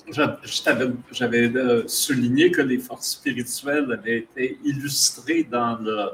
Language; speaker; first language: French; native; French